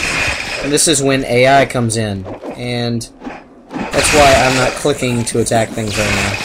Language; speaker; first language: English; native; English